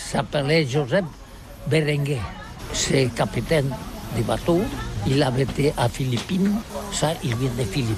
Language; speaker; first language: French; non-native, learner; Catalan